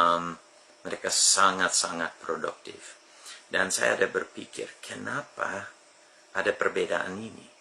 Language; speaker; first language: Indonesian; non-native, fluent; English